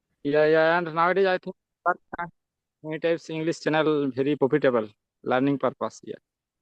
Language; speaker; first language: English; non-native, learner; Santali